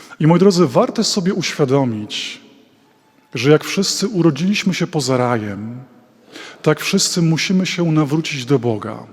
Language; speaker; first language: Polish; native; Polish